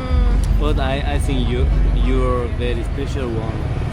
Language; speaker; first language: English; non-native, learner; Korean